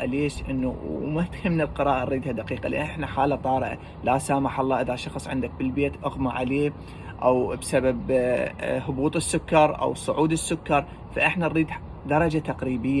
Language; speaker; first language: Arabic; native; Arabic